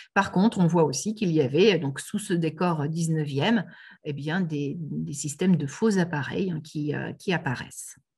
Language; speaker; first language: French; native; French